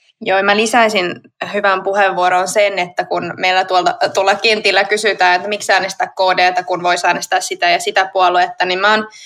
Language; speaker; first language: Finnish; native; Finnish